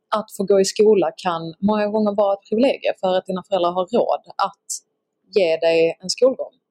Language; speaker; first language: Swedish; native; Swedish